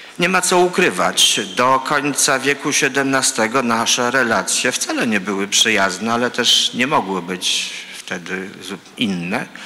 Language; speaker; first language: Polish; native; Polish